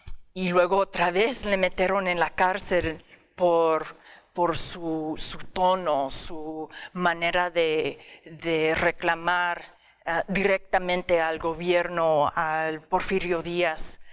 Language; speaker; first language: Spanish; early bilingual, heritage; English